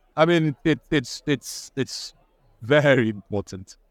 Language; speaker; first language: English; non-native, local second language; Igbo